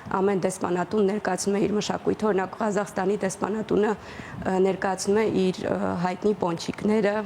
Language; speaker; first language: Armenian; native; Armenian